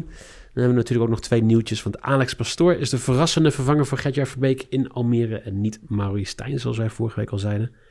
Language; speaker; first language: Dutch; native; Dutch